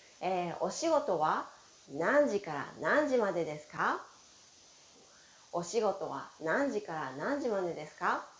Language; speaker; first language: Japanese; non-native, fluent; Chinese